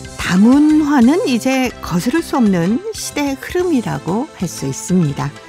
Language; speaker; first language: Korean; native; Korean